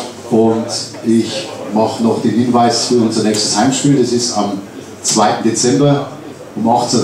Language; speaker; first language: German; native; German